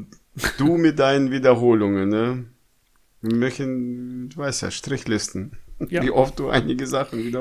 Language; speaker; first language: German; non-native, fluent; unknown